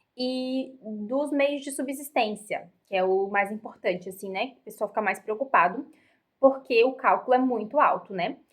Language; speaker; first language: Portuguese; native; Portuguese